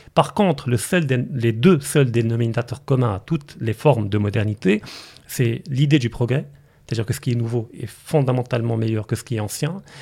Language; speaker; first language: French; non-native, local second language; Arabic